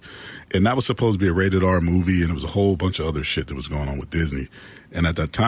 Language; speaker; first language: English; native; English